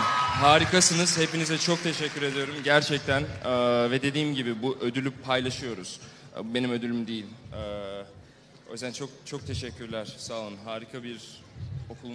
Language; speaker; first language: Turkish; early bilingual, heritage; Turkish